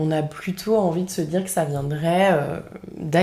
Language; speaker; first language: French; native; French